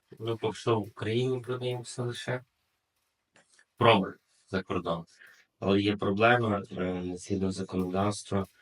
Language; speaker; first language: Ukrainian; native; Ukrainian